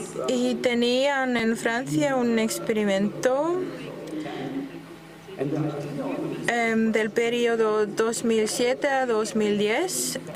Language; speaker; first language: Spanish; non-native, fluent; German